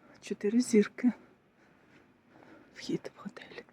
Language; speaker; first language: Ukrainian; native; Ukrainian